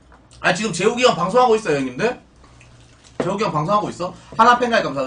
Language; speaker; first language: Korean; native; Korean